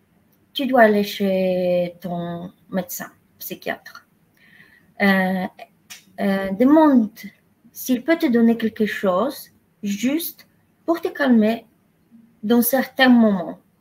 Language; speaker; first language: French; non-native, fluent; Polish